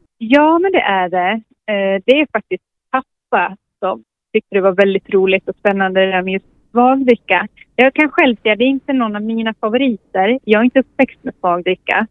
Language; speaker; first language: Swedish; native; Swedish